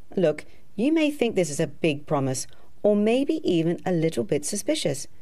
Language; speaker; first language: English; native; English